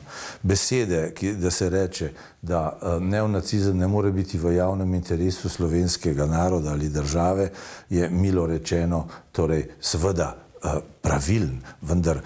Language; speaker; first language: Slovenian; native; Slovenian